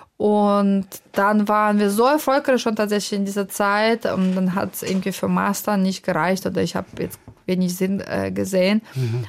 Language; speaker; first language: German; non-native, fluent; Russian